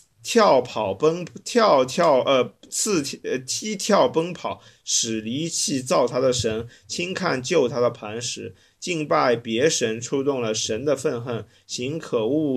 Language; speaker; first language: Chinese; native; Chinese